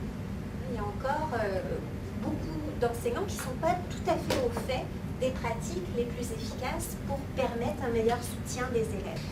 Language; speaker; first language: French; native; French